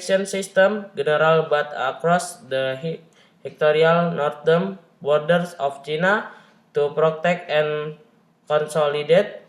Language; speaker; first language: English; non-native, learner; Indonesian